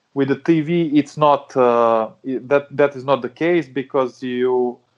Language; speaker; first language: English; non-native, fluent; Serbian